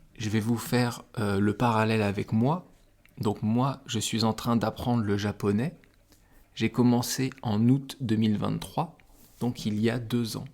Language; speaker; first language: French; native; French